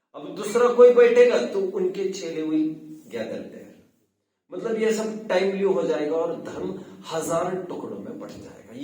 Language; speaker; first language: Hindi; native; Hindi